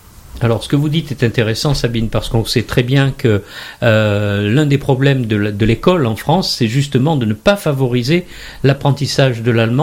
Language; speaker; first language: French; native; French